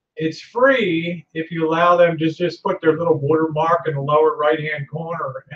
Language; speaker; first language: English; native; English